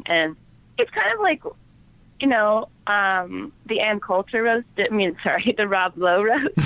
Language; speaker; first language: English; native; English